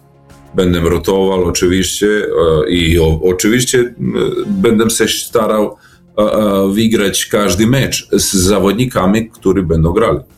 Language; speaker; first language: Polish; non-native, fluent; Serbian